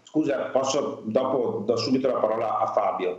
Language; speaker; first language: Italian; native; Italian